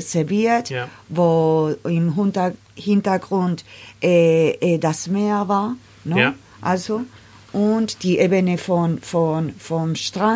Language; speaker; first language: German; non-native, learner; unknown